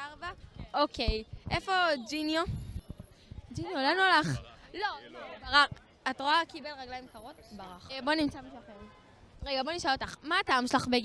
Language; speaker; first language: Hebrew; native; Hebrew